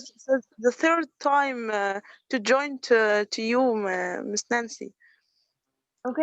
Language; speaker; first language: English; non-native, learner; Arabic